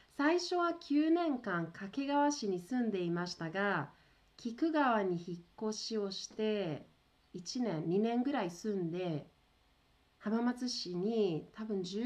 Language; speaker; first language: Japanese; early bilingual, heritage; Portuguese